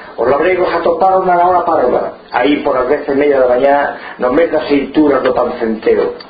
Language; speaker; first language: Galician; non-native, local second language; Spanish